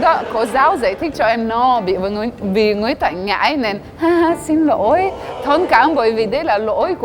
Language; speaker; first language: Vietnamese; non-native, fluent; French